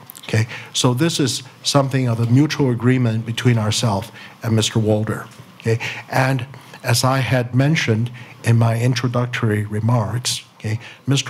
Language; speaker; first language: English; non-native, local second language; Cantonese